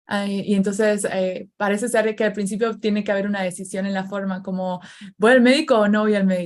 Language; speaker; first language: Spanish; native; Spanish